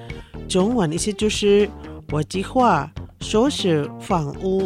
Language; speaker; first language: Chinese; non-native, local second language; Indonesian